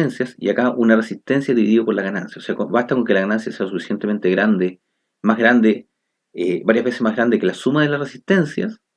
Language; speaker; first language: Spanish; native; Spanish